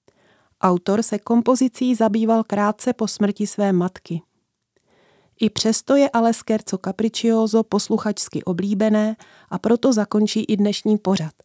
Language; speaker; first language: Czech; native; Czech